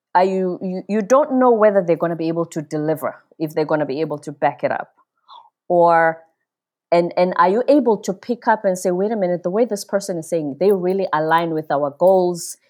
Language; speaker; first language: English; non-native, local second language; Zulu